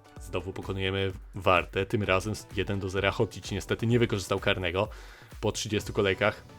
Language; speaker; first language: Polish; native; Polish